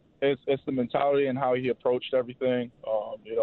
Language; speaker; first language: English; native; English